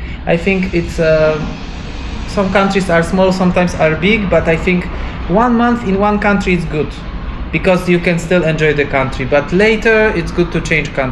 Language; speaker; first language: English; non-native, learner; Polish